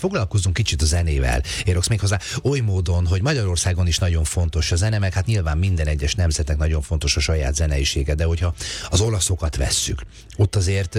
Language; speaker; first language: Hungarian; native; Hungarian